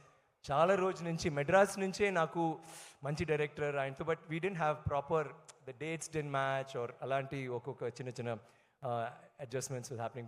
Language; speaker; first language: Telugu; non-native, learner; Tamil